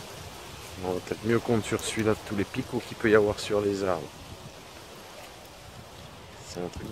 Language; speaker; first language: French; native; French